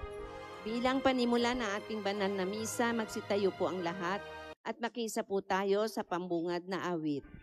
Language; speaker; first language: Filipino; native; Filipino